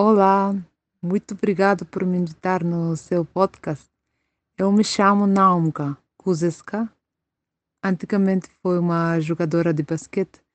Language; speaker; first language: Portuguese; non-native, fluent; Macedonian